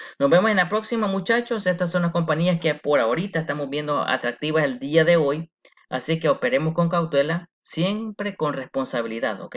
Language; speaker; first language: Spanish; early bilingual, heritage; Spanish